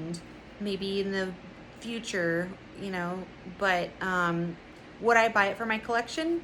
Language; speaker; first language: English; native; English